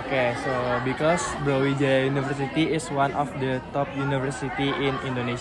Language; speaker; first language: English; non-native, learner; Indonesian